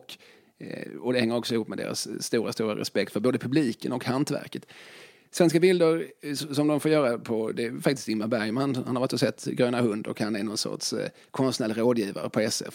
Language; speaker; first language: Swedish; native; Swedish